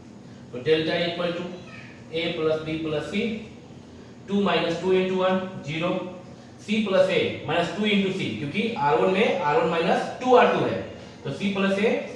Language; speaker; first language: Hindi; native; Hindi